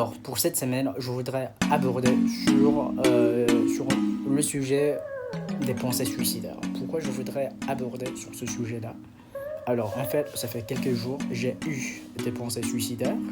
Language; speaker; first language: French; non-native, fluent; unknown